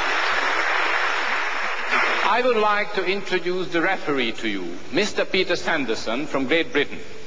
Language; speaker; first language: English; non-native, fluent; Hungarian